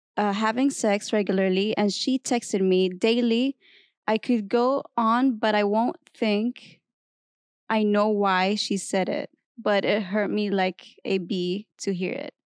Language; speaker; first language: English; non-native, fluent; Arabic